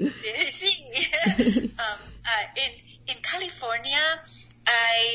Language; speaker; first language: Spanish; non-native, learner; English